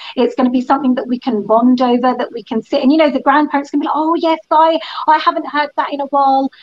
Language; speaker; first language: English; native; English